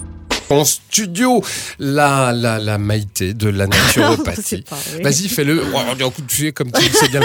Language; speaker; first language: French; native; French